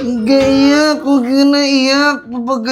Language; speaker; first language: Filipino; native; Filipino